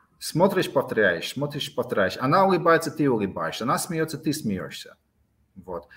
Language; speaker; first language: Russian; non-native, fluent; English